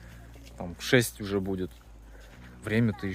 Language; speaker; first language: Russian; native; Russian